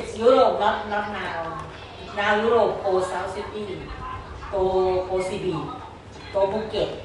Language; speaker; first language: English; non-native, learner; Thai